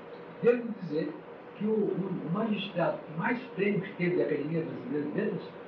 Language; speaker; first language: Portuguese; native; Portuguese